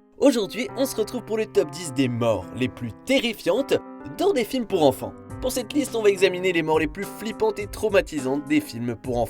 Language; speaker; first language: French; native; French